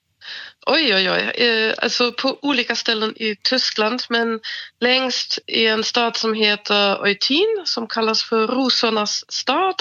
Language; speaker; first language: Swedish; non-native, fluent; German